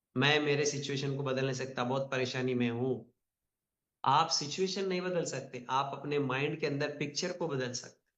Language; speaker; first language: Hindi; non-native, local second language; Telugu